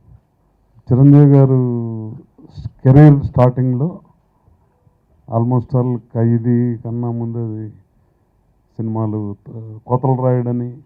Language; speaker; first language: Telugu; native; Telugu